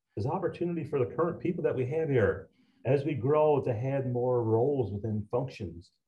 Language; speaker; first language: English; native; English